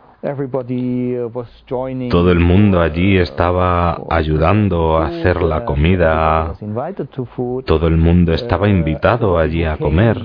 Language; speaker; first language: Spanish; non-native, fluent; German